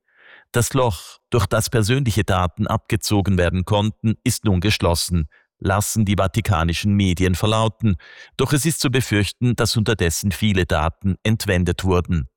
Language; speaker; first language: German; native; German